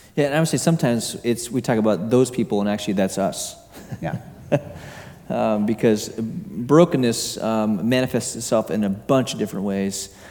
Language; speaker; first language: English; native; English